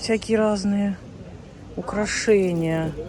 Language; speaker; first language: Russian; native; Russian